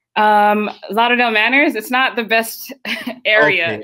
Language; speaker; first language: English; early bilingual, other home language; Haitian Creole